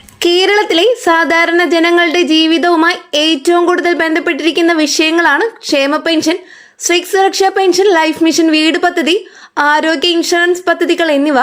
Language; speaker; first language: Malayalam; native; Malayalam